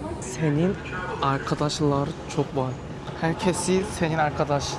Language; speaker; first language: Turkish; non-native, learner; Korean